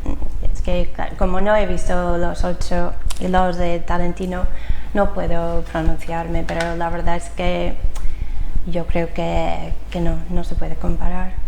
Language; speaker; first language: Spanish; non-native, fluent; English